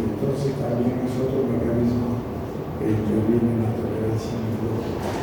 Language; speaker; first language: Spanish; native; Spanish